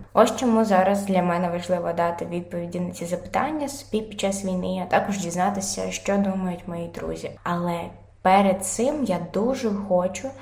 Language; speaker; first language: Ukrainian; non-native, local second language; Russian